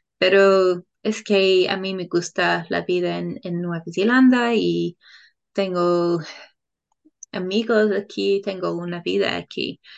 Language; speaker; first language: Spanish; non-native, learner; English